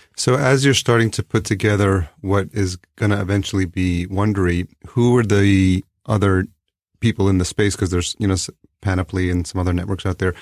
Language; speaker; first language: English; early bilingual, other home language; Spanish